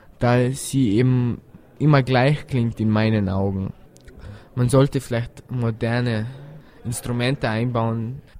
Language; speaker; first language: German; early bilingual, other home language; Bosnian